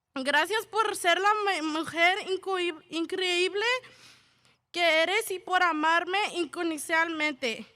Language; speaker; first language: Spanish; early bilingual, heritage; Spanish